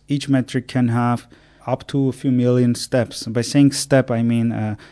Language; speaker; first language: English; non-native, fluent; Armenian